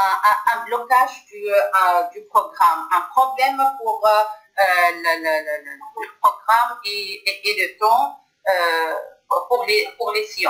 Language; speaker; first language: French; non-native, local second language; Arabic